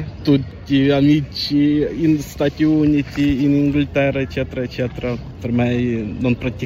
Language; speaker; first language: Italian; non-native, learner; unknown